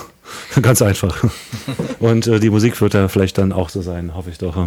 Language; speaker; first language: German; native; German